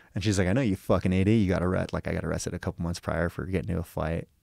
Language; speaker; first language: English; native; English